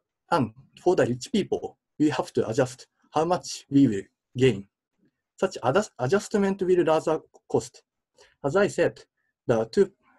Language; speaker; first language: English; non-native, fluent; Japanese